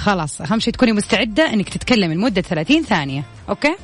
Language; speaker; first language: Arabic; native; Arabic